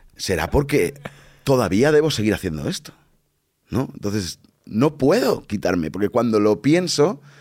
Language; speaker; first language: Spanish; native; Spanish